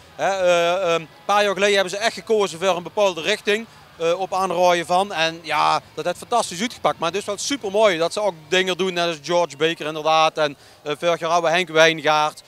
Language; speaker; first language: Dutch; native; Dutch